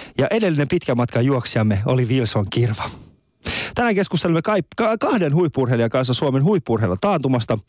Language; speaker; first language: Finnish; early bilingual, other home language; Persian